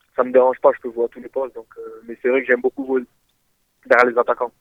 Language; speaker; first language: French; native; French